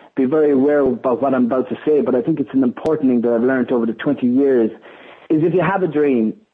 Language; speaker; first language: English; native; English